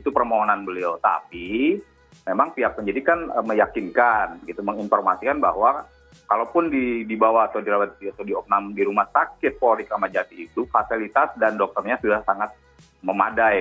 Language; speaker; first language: Indonesian; native; Indonesian